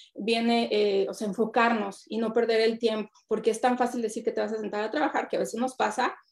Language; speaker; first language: Spanish; native; Spanish